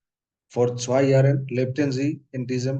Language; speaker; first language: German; non-native, fluent; Hindi